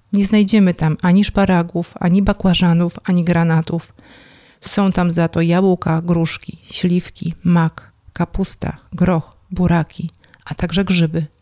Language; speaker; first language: Polish; native; Polish